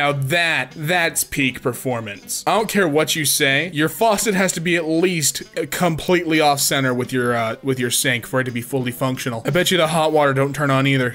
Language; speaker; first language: English; native; English